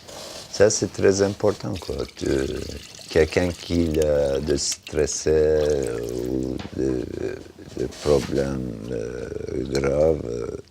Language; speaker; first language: French; non-native, learner; Turkish